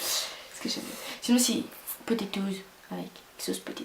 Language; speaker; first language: French; native; French